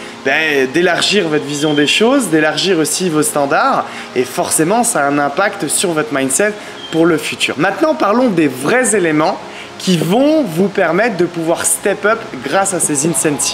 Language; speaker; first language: French; native; French